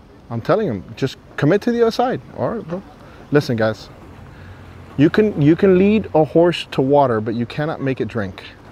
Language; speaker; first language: English; early bilingual, other home language; Spanish